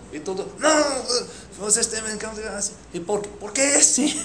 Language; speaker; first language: Portuguese; non-native, fluent; French